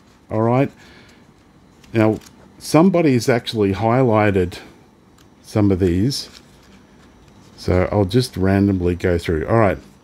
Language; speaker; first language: English; early bilingual, other home language; Italian